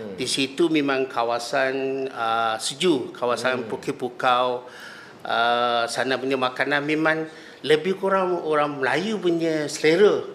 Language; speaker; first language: Malay; non-native, fluent; Chinese